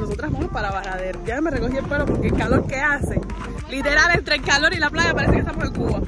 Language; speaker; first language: Spanish; native; Spanish